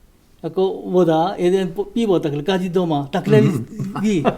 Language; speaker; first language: Czech; non-native, learner; Korean